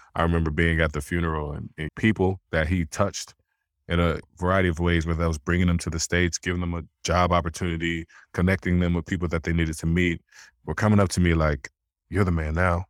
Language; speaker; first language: English; early bilingual, other home language; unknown